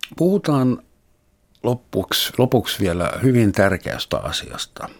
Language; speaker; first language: Finnish; non-native, fluent; German